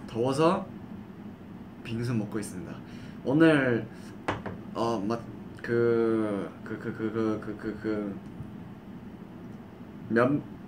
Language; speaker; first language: Korean; non-native, fluent; English